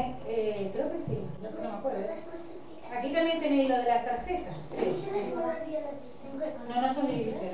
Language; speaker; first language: Spanish; native; Spanish